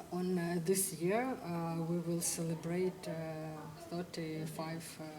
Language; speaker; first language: English; non-native, fluent; Ukrainian